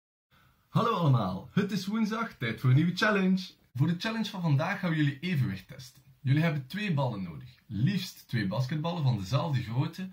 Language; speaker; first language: Dutch; native; Dutch